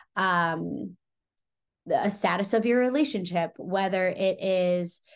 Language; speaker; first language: English; native; English